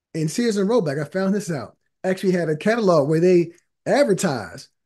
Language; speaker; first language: English; native; English